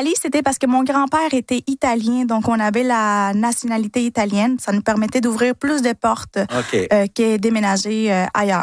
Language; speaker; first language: French; early bilingual, other home language; Spanish